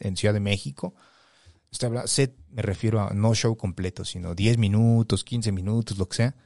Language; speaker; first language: Spanish; native; Spanish